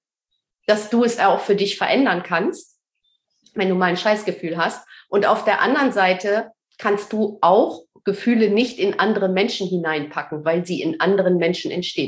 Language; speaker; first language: German; native; German